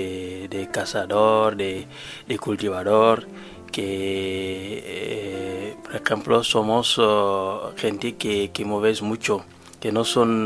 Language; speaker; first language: Spanish; non-native, learner; Wolof